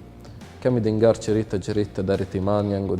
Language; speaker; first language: Indonesian; non-native, fluent; Arabic